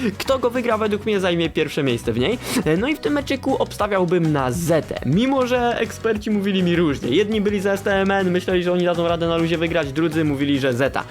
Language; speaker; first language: Polish; native; Polish